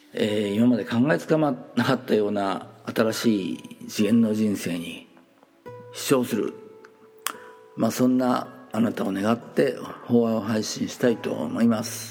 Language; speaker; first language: Japanese; native; Japanese